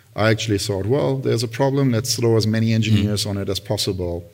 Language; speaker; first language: English; non-native, fluent; German